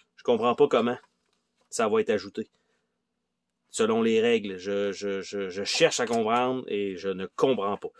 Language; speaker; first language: French; native; French